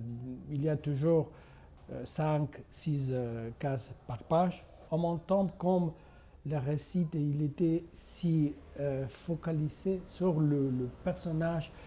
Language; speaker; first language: French; non-native, fluent; Spanish